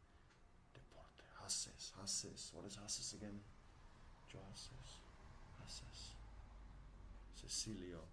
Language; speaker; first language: Spanish; non-native, learner; Dutch